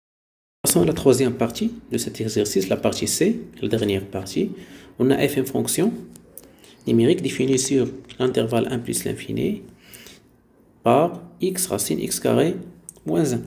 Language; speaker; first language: French; non-native, local second language; Arabic